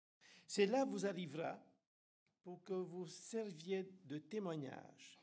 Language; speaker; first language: French; non-native, fluent; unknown